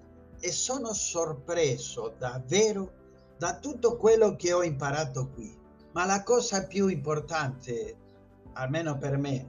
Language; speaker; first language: Italian; non-native, fluent; Spanish